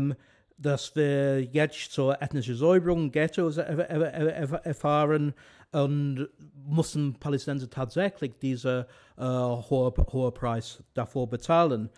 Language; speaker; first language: German; non-native, fluent; English